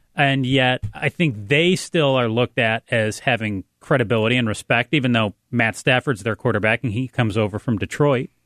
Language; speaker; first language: English; native; English